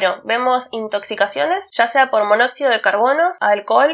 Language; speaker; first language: Spanish; native; Spanish